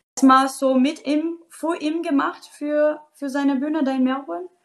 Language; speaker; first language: German; non-native, fluent; Portuguese